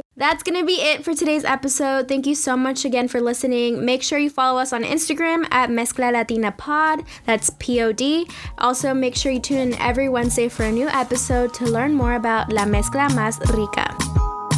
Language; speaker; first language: English; early bilingual, other home language; Spanish